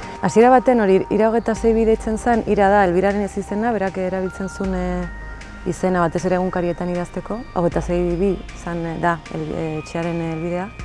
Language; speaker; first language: Basque; native; Basque